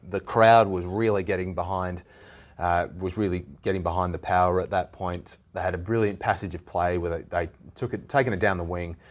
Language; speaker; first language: English; native; English